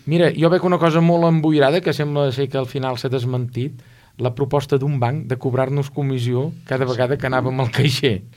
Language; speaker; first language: Catalan; native; Catalan